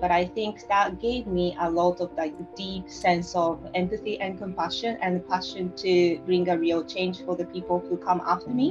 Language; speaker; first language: English; non-native, fluent; Japanese